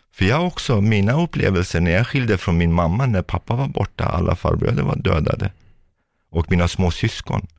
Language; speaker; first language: Swedish; non-native, fluent; Turkish